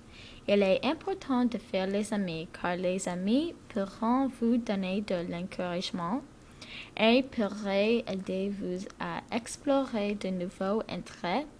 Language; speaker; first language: French; non-native, learner; English